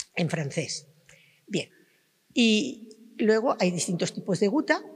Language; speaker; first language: Spanish; native; Spanish